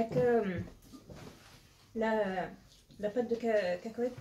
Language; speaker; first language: French; native; French